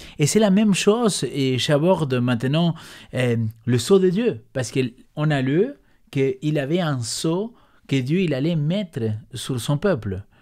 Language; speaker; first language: French; non-native, fluent; Spanish